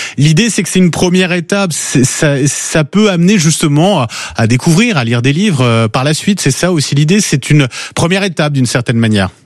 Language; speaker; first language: French; native; French